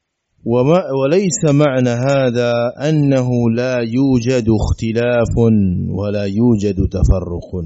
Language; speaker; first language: Arabic; non-native, fluent; Indonesian